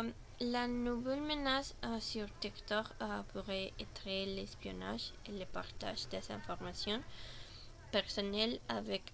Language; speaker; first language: French; non-native, learner; Spanish